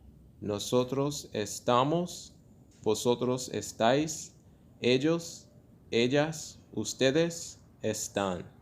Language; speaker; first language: Spanish; non-native, fluent; English